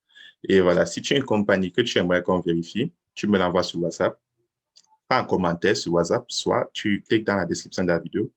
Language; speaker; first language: French; native; French